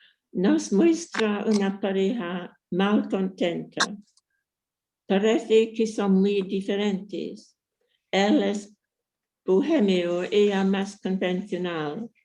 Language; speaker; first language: Spanish; non-native, fluent; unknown